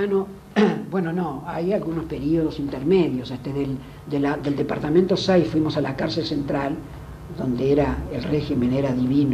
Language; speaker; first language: Spanish; native; Spanish